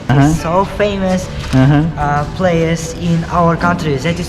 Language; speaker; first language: English; non-native, learner; Uzbek